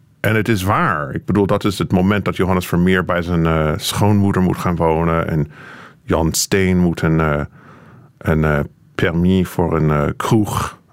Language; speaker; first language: Dutch; non-native, fluent; English